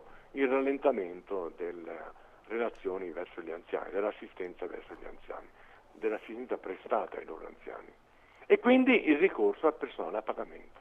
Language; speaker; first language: Italian; native; Italian